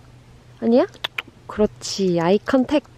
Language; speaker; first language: Korean; native; Korean